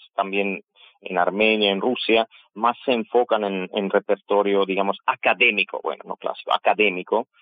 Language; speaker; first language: Spanish; non-native, fluent; Armenian